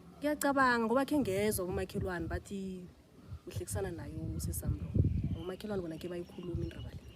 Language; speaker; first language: Zulu; non-native, local second language; South Ndebele